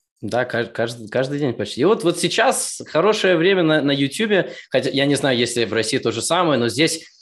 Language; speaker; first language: Russian; early bilingual, heritage; Russian